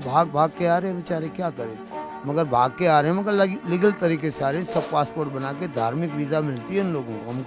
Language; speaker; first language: Urdu; non-native, local second language; Sindhi